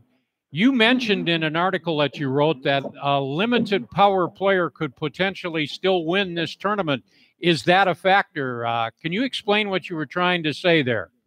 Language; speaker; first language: English; native; English